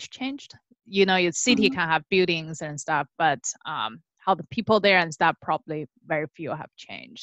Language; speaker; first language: English; non-native, fluent; Chinese